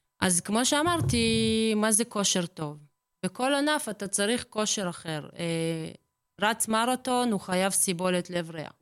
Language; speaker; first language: Hebrew; early bilingual, other home language; Russian